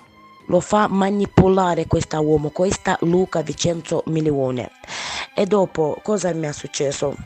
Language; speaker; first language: Italian; non-native, learner; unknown